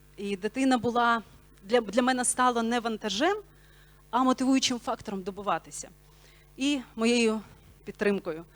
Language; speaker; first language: Ukrainian; non-native, local second language; Bulgarian